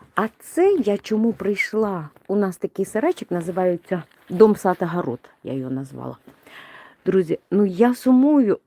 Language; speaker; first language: Ukrainian; non-native, local second language; Russian